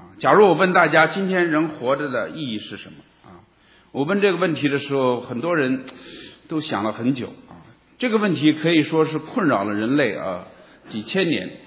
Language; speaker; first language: Chinese; native; Chinese